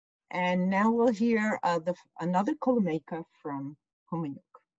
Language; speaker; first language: English; early bilingual, other home language; Ukrainian